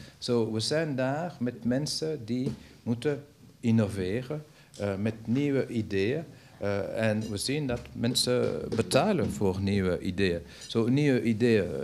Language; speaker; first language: Dutch; non-native, local second language; French